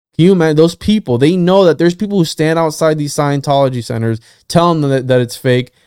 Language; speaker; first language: English; non-native, fluent; Spanish